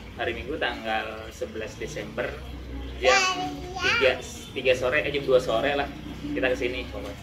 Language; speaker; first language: Indonesian; native; Indonesian